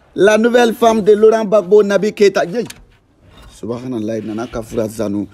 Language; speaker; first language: French; non-native, local second language; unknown